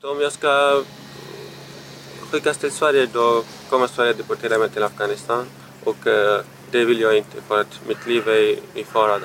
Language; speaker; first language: Swedish; non-native, fluent; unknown